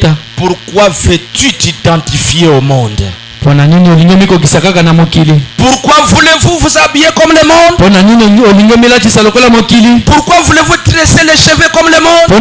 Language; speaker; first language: French; non-native, local second language; Lingala